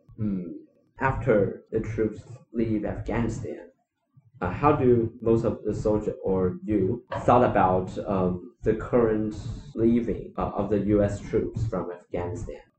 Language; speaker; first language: English; non-native, fluent; Chinese